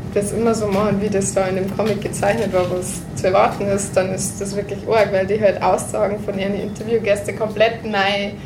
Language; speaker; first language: German; native; German